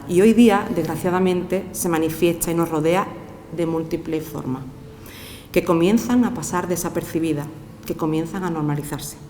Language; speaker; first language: Spanish; native; Spanish